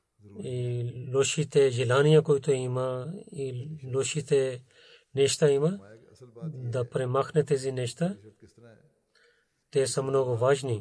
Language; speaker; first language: Bulgarian; non-native, learner; Urdu